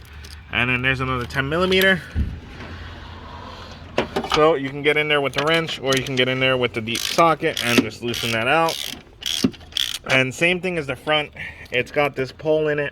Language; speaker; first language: English; native; English